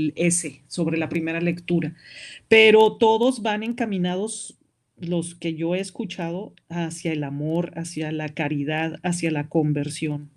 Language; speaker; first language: Spanish; native; Spanish